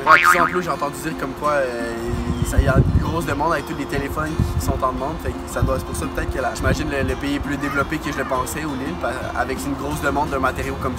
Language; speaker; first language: French; native; French